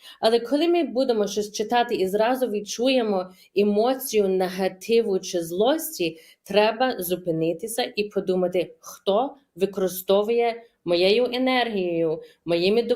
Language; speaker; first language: Ukrainian; early bilingual, heritage; Ukrainian